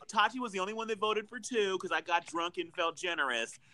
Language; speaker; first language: English; native; English